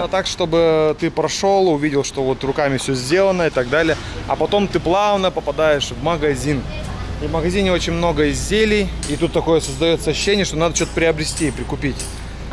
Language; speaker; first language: Russian; native; Russian